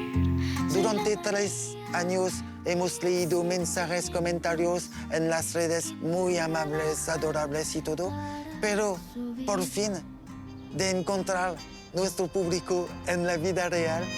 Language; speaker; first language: Spanish; non-native, learner; French